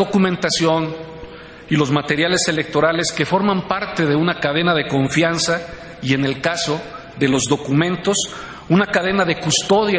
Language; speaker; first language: Spanish; native; Spanish